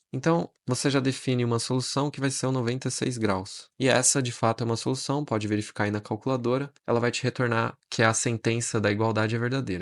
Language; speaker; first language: Portuguese; native; Portuguese